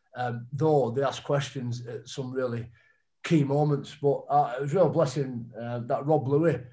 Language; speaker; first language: English; native; English